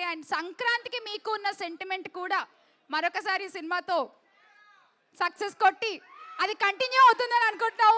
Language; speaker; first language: Telugu; native; Telugu